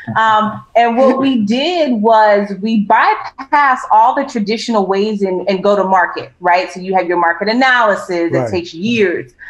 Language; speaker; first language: English; native; English